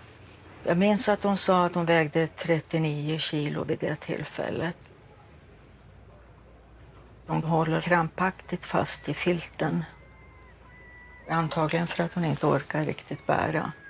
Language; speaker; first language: Swedish; early bilingual, other home language; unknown